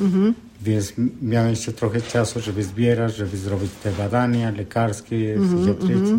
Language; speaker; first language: Polish; non-native, fluent; Spanish